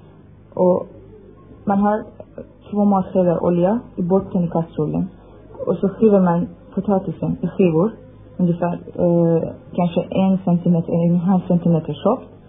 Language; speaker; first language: Swedish; non-native, fluent; Persian